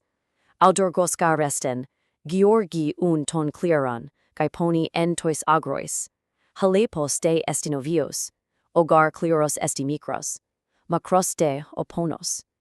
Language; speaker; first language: Greek; non-native, learner; English